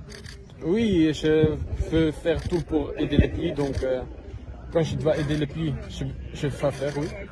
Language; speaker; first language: French; non-native, learner; Dutch